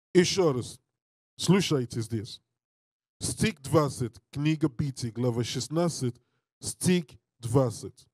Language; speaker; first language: Russian; non-native, learner; English